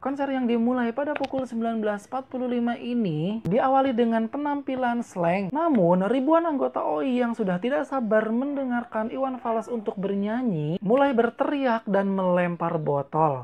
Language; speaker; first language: Indonesian; native; Indonesian